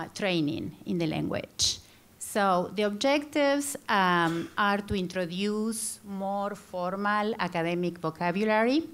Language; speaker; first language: English; non-native, fluent; Spanish